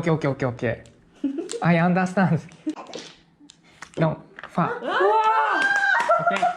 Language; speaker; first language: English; non-native, learner; Japanese